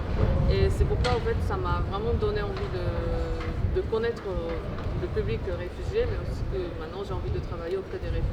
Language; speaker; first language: French; non-native, fluent; Japanese